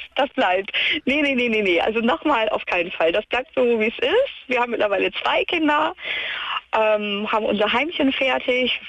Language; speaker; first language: German; native; German